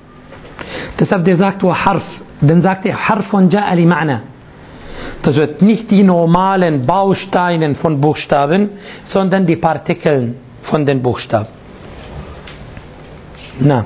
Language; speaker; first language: German; non-native, fluent; Arabic